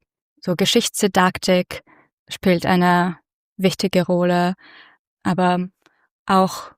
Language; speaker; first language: German; non-native, fluent; Russian